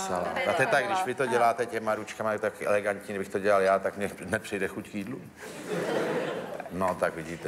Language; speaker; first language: Czech; native; Czech